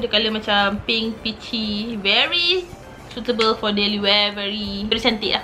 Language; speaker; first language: English; non-native, local second language; Malay